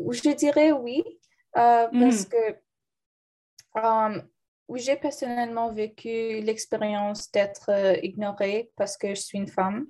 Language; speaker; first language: French; non-native, learner; English